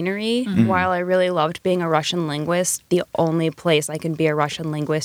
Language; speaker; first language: English; native; English